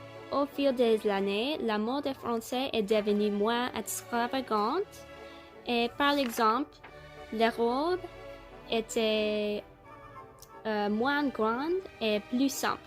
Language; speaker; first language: French; non-native, learner; English